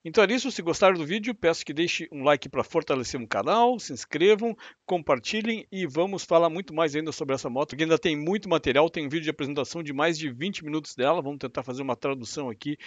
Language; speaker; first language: Portuguese; native; Portuguese